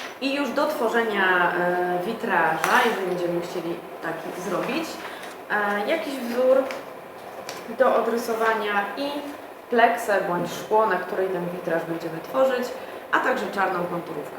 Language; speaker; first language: Polish; native; Polish